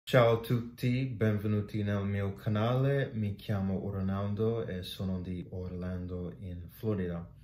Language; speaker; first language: Italian; non-native, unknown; English